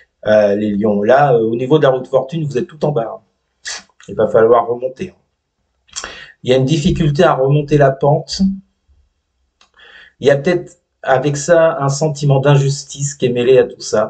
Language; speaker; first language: French; native; French